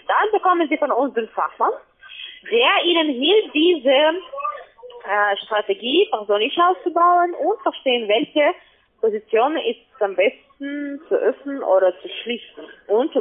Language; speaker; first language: German; non-native, fluent; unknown